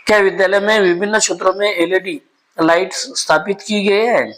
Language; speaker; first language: Hindi; non-native, local second language; Marathi